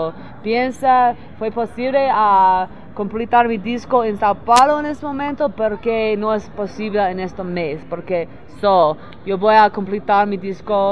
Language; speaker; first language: Spanish; non-native, learner; English